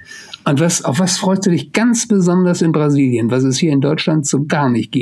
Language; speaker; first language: German; native; German